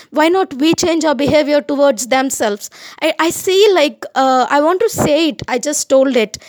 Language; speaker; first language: English; non-native, local second language; Telugu